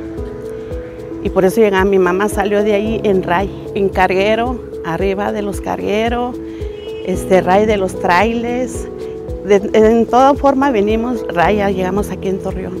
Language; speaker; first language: Spanish; non-native, local second language; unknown